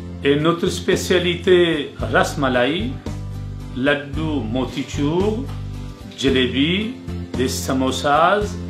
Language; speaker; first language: French; non-native, learner; Urdu